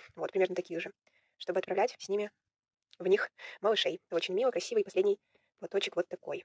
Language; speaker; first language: Russian; native; Russian